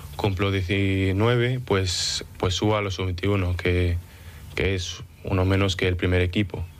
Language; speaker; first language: Spanish; early bilingual, other home language; English